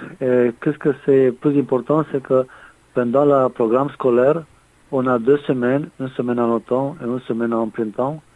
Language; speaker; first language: French; non-native, fluent; Romanian